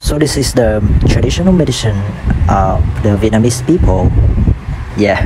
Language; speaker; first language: English; non-native, learner; Vietnamese